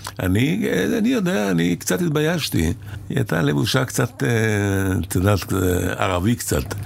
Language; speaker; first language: Hebrew; early bilingual, other home language; Arabic